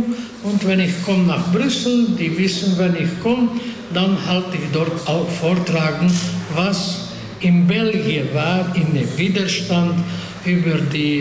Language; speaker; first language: German; non-native, fluent; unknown